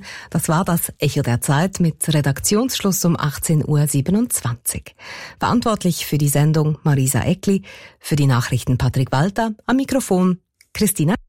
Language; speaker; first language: German; native; German